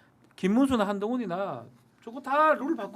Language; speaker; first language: Korean; native; Korean